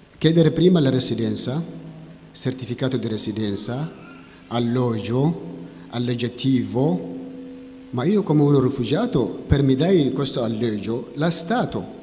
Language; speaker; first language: Italian; non-native, learner; Tigrinya